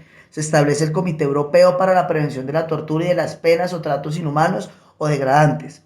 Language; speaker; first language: Spanish; native; Spanish